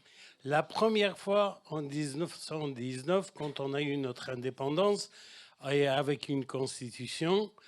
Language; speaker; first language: French; non-native, fluent; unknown